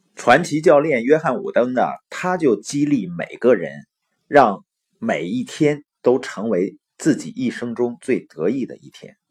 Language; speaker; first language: Chinese; native; Chinese